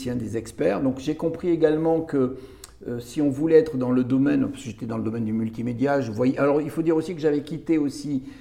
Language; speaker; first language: French; native; French